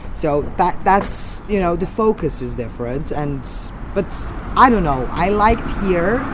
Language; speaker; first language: English; non-native, fluent; Serbian